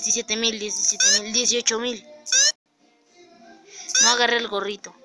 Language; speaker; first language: Spanish; native; Spanish